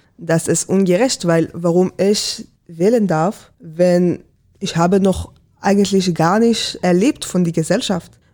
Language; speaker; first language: German; non-native, learner; Hebrew